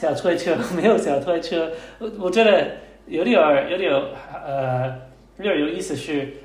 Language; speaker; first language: Chinese; non-native, learner; English